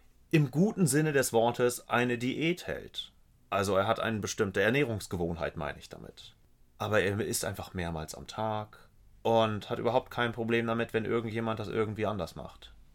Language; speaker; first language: German; native; German